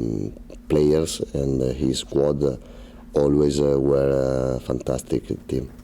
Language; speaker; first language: English; non-native, learner; Italian